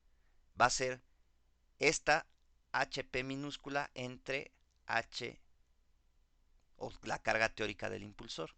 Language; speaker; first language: Spanish; native; Spanish